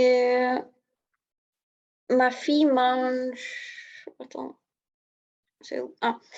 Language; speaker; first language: French; non-native, learner; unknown